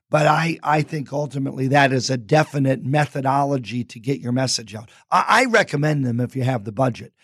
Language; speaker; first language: English; native; English